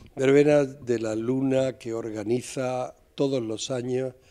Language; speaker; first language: Spanish; native; Spanish